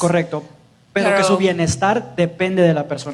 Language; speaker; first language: Spanish; native; Spanish